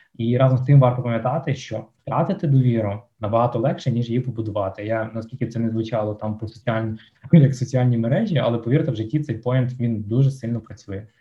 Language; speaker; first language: Ukrainian; non-native, local second language; Russian